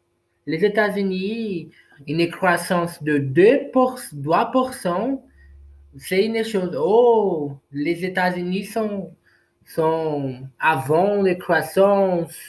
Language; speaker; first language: French; non-native, learner; Portuguese